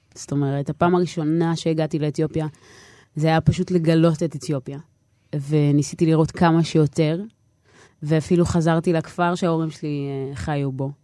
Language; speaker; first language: Hebrew; native; Hebrew